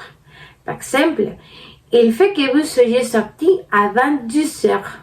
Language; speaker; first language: French; non-native, learner; Spanish